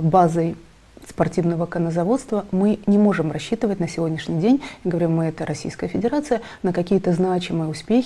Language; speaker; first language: Russian; native; Russian